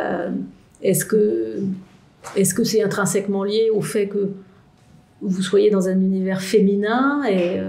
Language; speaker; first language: French; native; French